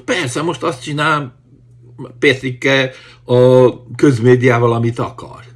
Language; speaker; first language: Hungarian; native; Hungarian